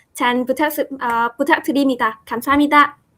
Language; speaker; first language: Korean; non-native, learner; Vietnamese